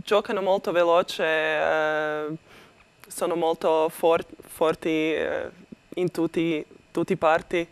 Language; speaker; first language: Italian; non-native, learner; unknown